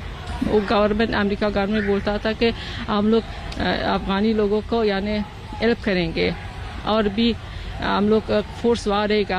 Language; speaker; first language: Hindi; non-native, learner; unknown